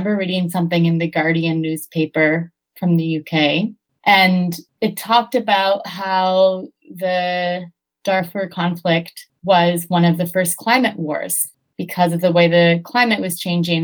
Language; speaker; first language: English; native; English